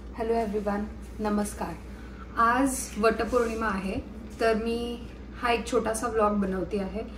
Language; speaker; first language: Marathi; non-native, local second language; Kannada